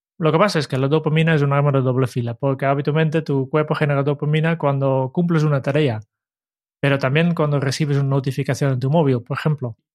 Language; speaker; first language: Spanish; non-native, fluent; Dutch